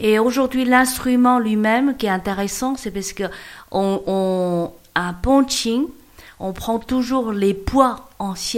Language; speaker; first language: French; non-native, learner; Chinese